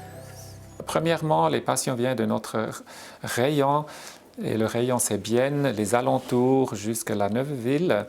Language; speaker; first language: French; non-native, local second language; German